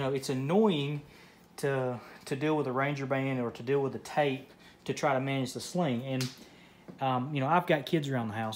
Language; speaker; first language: English; native; English